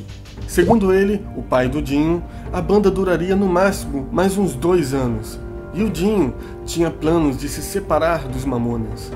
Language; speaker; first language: Portuguese; native; Portuguese